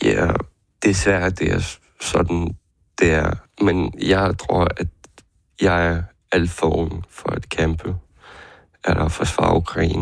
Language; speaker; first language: Danish; non-native, learner; Ukrainian